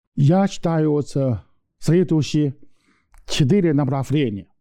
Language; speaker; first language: Russian; non-native, learner; Chinese